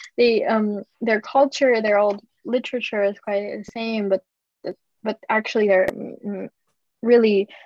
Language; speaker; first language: English; early bilingual, other home language; Japanese